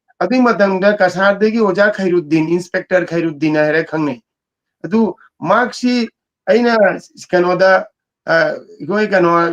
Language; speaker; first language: Manipuri; native; Manipuri